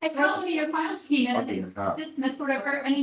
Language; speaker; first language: English; native; English